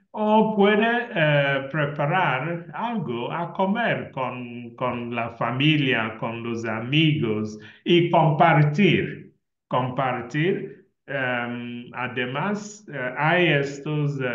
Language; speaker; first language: Spanish; non-native, learner; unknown